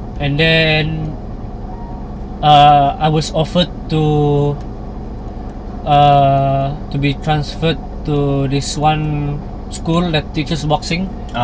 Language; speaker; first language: English; non-native, local second language; Malay